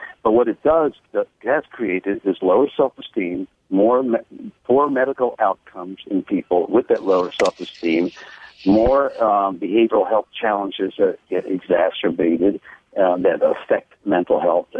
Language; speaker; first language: English; native; English